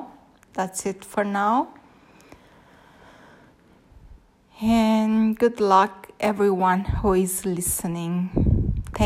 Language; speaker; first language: English; non-native, fluent; Italian